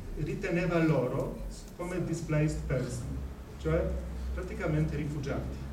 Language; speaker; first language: Italian; non-native, fluent; Polish